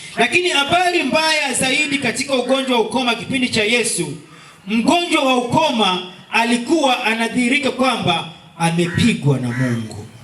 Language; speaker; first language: Swahili; non-native, local second language; Luo (Kenya and Tanzania)